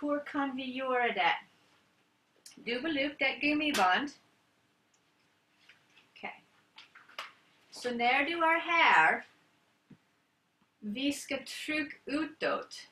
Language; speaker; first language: Swedish; non-native, learner; English